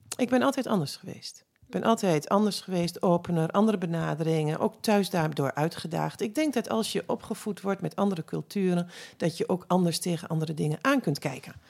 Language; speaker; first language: Dutch; native; Dutch